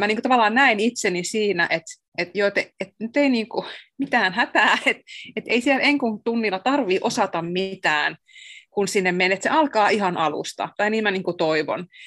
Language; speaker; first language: Finnish; native; Finnish